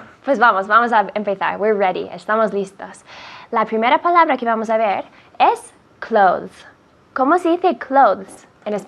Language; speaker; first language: Spanish; non-native, fluent; English